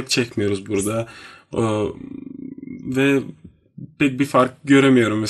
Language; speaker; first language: Turkish; non-native, fluent; Bosnian